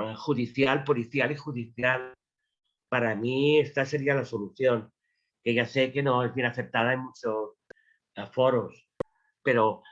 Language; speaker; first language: Spanish; native; Spanish